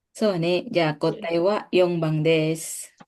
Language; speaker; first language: Japanese; non-native, fluent; Indonesian